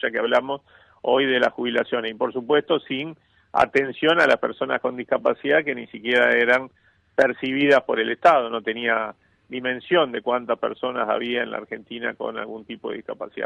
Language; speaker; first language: Spanish; native; Spanish